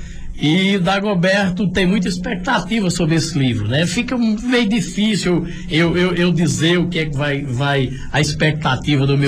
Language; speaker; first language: Portuguese; native; Portuguese